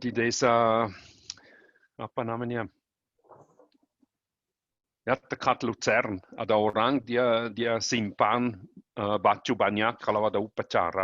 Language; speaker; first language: Indonesian; non-native, learner; German